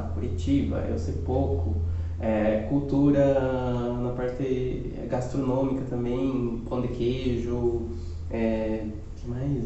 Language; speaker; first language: Portuguese; non-native, fluent; Spanish